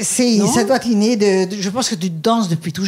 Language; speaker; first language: French; native; French